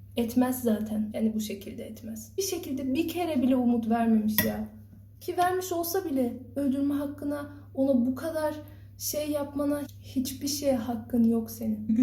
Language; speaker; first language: Turkish; early bilingual, heritage; Turkish